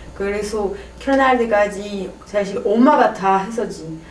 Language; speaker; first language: Korean; non-native, learner; French